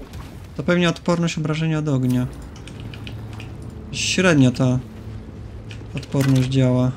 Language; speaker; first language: Polish; native; Polish